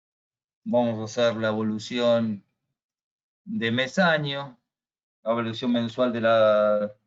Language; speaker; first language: Spanish; native; Spanish